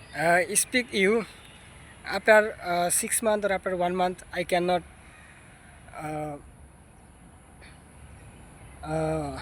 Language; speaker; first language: English; non-native, learner; Bangla